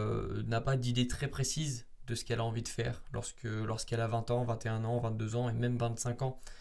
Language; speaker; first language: French; native; French